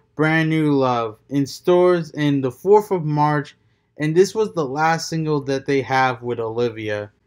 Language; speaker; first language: English; native; English